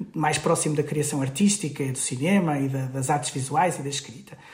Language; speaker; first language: Portuguese; native; Portuguese